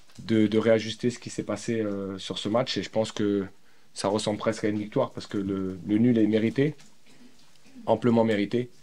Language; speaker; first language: French; native; French